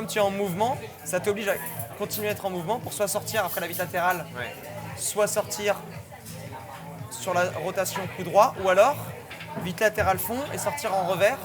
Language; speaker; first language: French; native; French